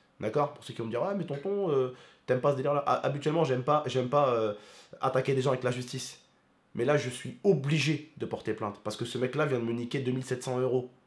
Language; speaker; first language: French; early bilingual, other home language; Arabic